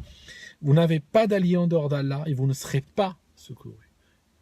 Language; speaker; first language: French; native; French